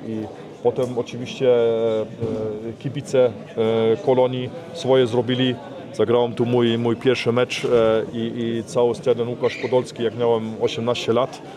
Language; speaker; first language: Polish; early bilingual, heritage; Polish